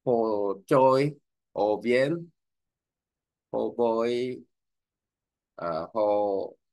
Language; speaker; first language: Vietnamese; non-native, learner; Korean